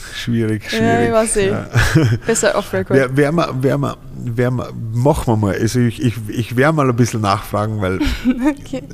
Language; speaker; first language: German; native; German